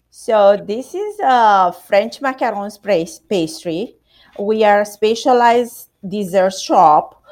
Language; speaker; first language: English; non-native, learner; Romanian